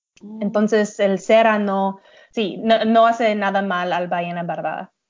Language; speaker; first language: Spanish; non-native, learner; English